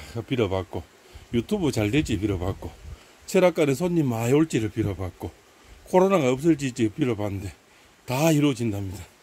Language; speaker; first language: Korean; native; Korean